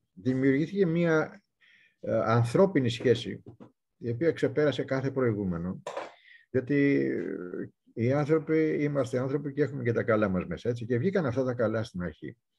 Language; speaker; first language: Greek; native; Greek